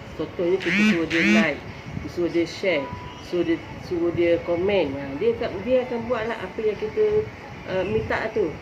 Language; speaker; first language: Malay; native; Malay